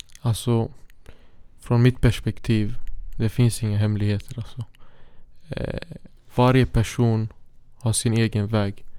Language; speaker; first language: Swedish; early bilingual, other home language; Syriac